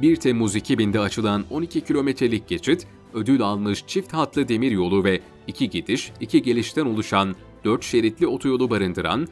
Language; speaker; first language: Turkish; native; Turkish